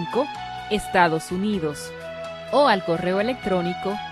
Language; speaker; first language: Spanish; native; Spanish